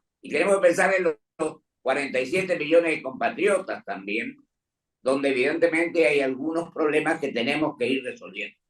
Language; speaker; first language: Spanish; native; Spanish